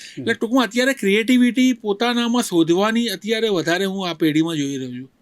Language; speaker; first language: Gujarati; native; Gujarati